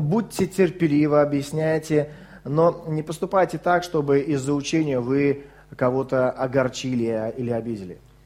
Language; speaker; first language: Russian; native; Russian